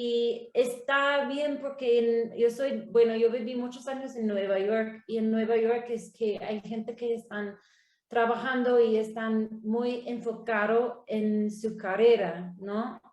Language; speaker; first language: Spanish; non-native, learner; English